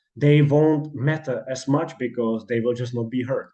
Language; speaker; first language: English; non-native, fluent; Czech